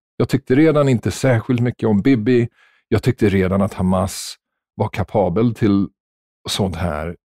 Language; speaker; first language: Swedish; non-native, fluent; English